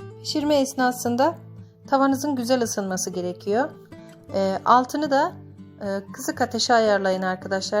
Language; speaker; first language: Turkish; native; Turkish